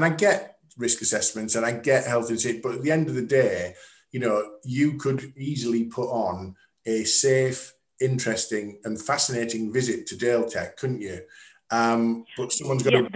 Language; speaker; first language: English; native; English